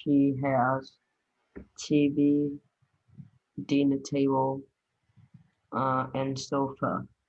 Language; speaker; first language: English; non-native, learner; Vietnamese